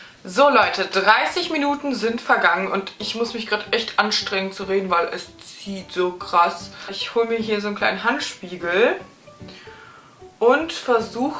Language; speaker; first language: German; native; German